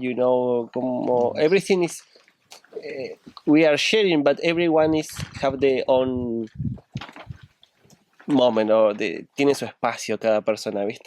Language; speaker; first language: English; non-native, learner; Spanish